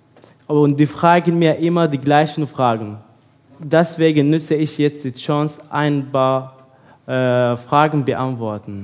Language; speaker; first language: German; non-native, learner; Arabic